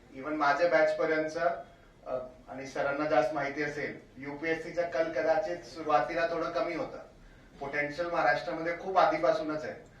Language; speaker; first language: Marathi; non-native, local second language; Hindi